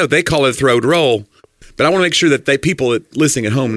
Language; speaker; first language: English; native; English